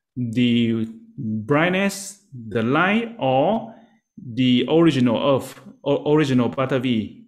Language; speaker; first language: English; non-native, learner; Vietnamese